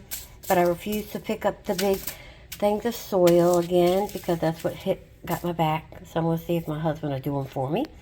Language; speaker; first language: English; native; English